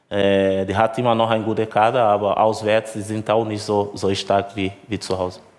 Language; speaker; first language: German; non-native, learner; Portuguese